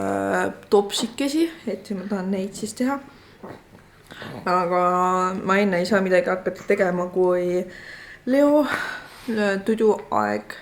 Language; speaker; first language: Estonian; native; Estonian